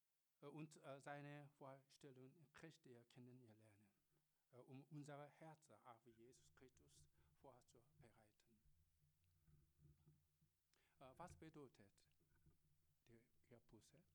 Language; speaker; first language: German; non-native, learner; Korean